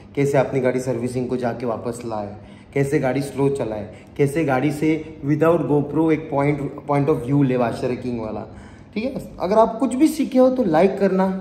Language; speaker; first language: Hindi; non-native, local second language; Marathi